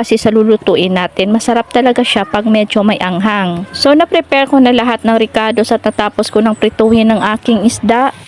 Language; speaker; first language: Filipino; non-native, local second language; Cebuano